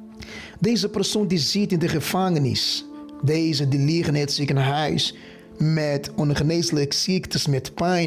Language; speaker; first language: Dutch; non-native, fluent; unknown